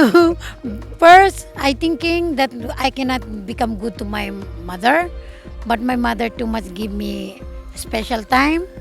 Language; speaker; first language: English; non-native, learner; Japanese